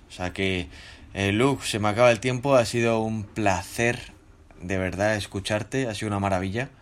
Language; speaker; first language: Spanish; native; Spanish